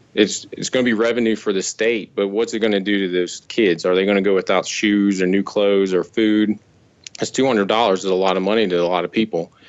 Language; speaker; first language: English; native; English